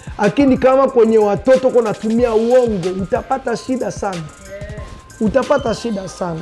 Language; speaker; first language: Swahili; non-native, local second language; French